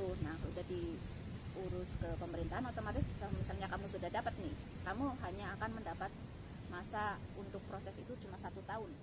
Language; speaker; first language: Indonesian; native; Indonesian